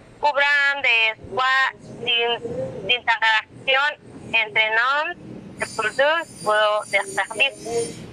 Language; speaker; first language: French; non-native, learner; Spanish